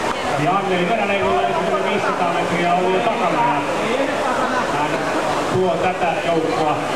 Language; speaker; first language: Finnish; native; Finnish